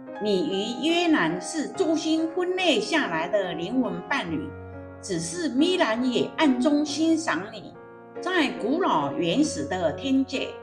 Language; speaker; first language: Chinese; native; Chinese